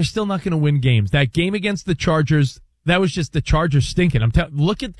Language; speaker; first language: English; native; English